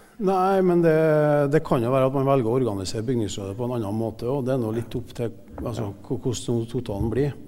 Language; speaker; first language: Norwegian; native; Norwegian